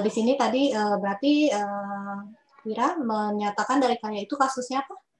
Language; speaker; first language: Indonesian; native; Indonesian